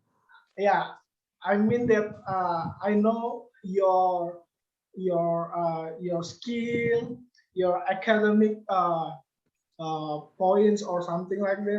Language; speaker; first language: English; non-native, learner; Indonesian